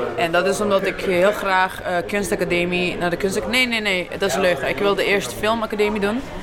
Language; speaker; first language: Dutch; non-native, local second language; Papiamento